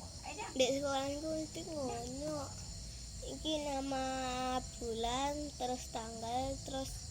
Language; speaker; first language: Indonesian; non-native, local second language; Javanese